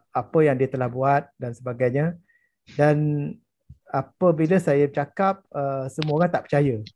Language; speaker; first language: Malay; native; Malay